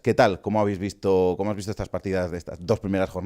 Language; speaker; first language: Spanish; native; Spanish